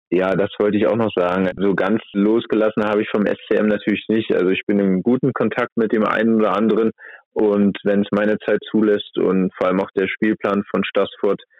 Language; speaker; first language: German; native; German